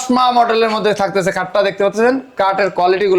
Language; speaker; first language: Bangla; native; Bangla